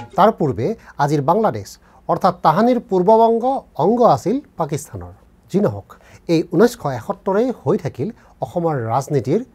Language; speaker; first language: Assamese; native; Assamese